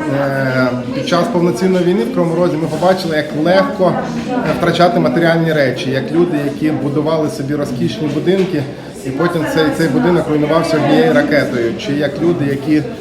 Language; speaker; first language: Ukrainian; native; Ukrainian